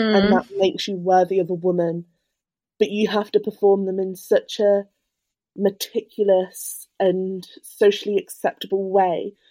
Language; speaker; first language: English; native; English